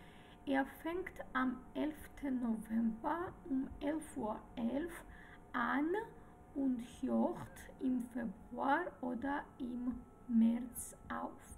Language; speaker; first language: German; non-native, fluent; Georgian